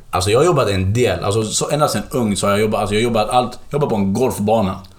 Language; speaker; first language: Swedish; early bilingual, other home language; Kurdish